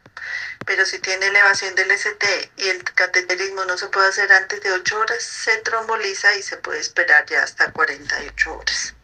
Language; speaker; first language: Spanish; native; Spanish